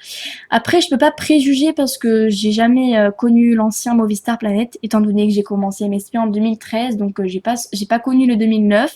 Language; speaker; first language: French; native; French